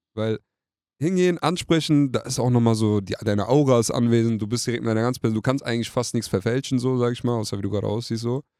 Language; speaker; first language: German; early bilingual, other home language; Turkish